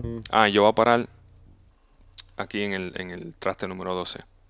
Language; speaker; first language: Spanish; native; Spanish